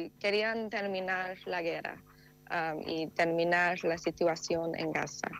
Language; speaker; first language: Spanish; non-native, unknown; English